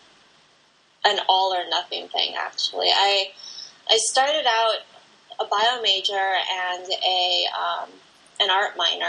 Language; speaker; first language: English; native; English